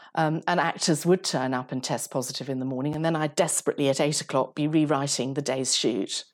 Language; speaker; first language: English; native; English